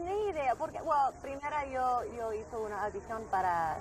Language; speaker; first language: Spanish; early bilingual, heritage; English